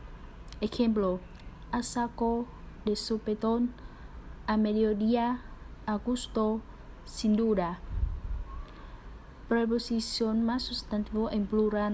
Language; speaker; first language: Spanish; non-native, learner; Vietnamese